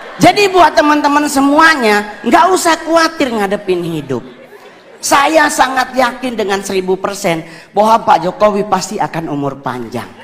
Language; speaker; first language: Indonesian; native; Indonesian